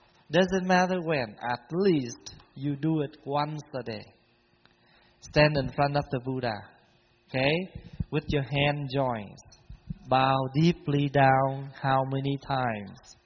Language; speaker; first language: English; non-native, fluent; Vietnamese